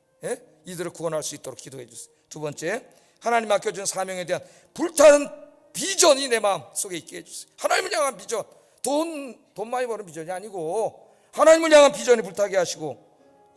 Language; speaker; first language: Korean; native; Korean